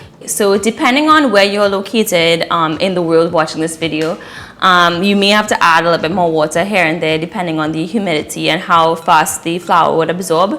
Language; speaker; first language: English; native; English